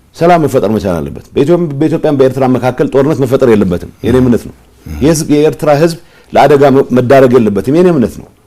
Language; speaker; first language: Amharic; non-native, local second language; Tigrinya